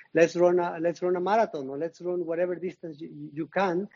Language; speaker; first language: English; non-native, learner; Spanish